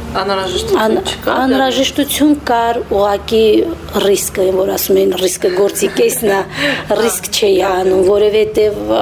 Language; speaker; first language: Armenian; native; Armenian